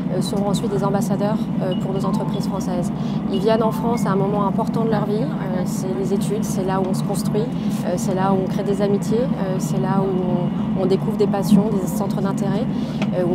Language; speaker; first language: French; native; French